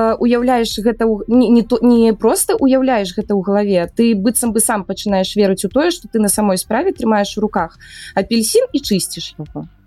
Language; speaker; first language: Belarusian; native; Belarusian